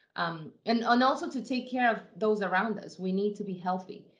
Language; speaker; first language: English; non-native, fluent; Spanish